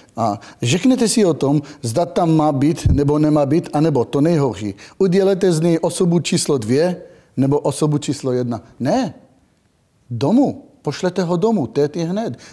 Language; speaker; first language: Czech; non-native, fluent; Hebrew